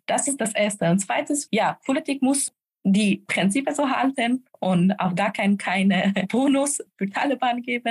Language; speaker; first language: German; non-native, fluent; Persian